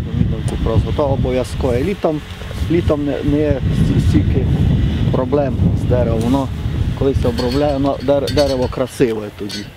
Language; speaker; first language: Ukrainian; native; Ukrainian